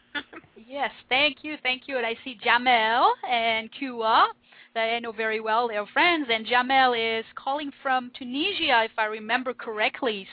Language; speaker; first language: English; non-native, fluent; French